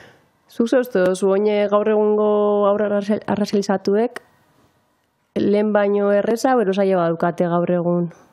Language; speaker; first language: Basque; native; Basque